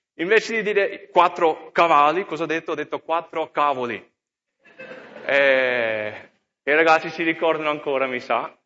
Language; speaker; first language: Italian; non-native, fluent; English